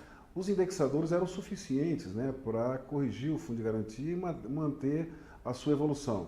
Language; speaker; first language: Portuguese; native; Portuguese